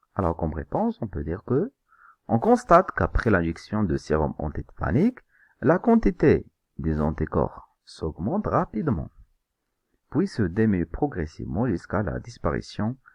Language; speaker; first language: French; non-native, local second language; Arabic